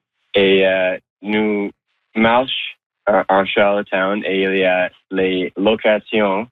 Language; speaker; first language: French; non-native, local second language; English